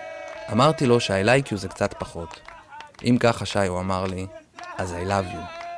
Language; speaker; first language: Hebrew; native; Hebrew